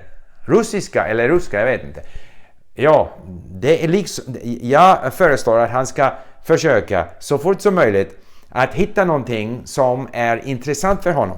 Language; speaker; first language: Swedish; non-native, fluent; English